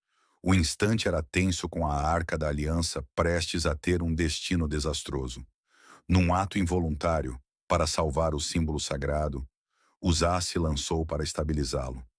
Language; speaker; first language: Portuguese; native; Portuguese